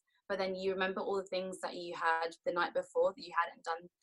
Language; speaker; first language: English; native; English